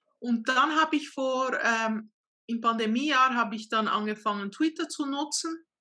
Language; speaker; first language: German; non-native, fluent; Portuguese